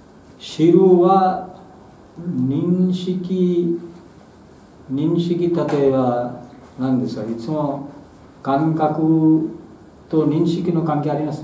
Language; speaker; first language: Japanese; non-native, fluent; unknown